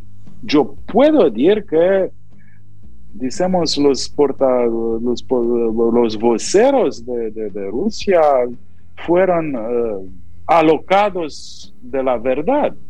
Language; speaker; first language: Spanish; non-native, fluent; Romanian